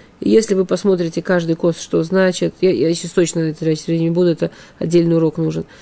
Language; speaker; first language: Russian; early bilingual, heritage; Russian